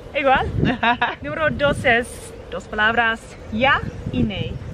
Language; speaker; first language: Spanish; non-native, learner; Dutch